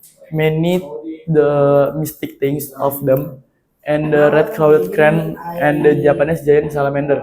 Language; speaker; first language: English; non-native, learner; Indonesian